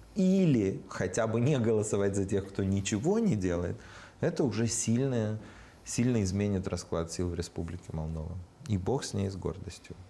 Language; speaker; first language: Russian; native; Russian